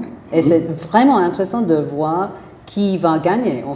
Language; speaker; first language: French; non-native, fluent; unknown